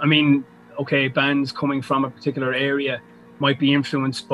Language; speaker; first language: English; native; English